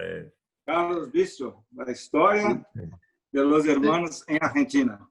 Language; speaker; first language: Spanish; non-native, learner; Portuguese